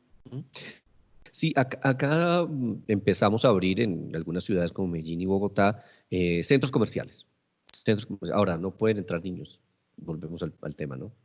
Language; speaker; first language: Spanish; native; Spanish